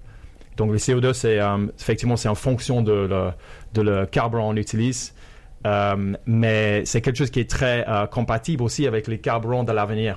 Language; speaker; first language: French; non-native, fluent; English